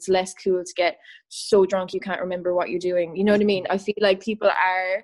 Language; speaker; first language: English; native; English